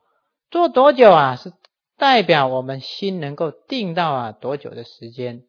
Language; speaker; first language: Chinese; native; Chinese